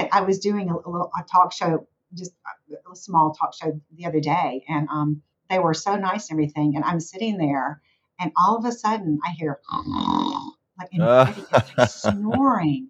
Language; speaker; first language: English; native; English